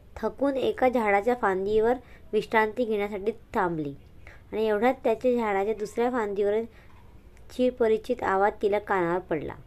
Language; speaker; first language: Marathi; non-native, local second language; Hindi